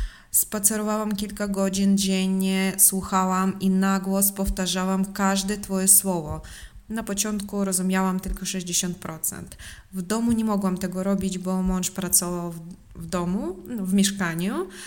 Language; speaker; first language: Polish; non-native, learner; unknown